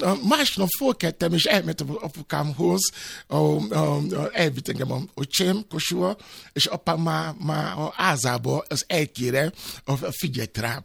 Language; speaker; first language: Hungarian; non-native, fluent; Yoruba